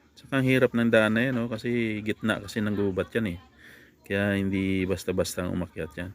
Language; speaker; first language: Filipino; non-native, local second language; Cebuano